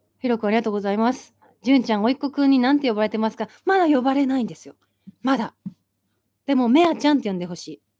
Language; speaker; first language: Japanese; native; Japanese